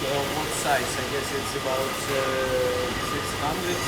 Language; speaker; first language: English; non-native, learner; Russian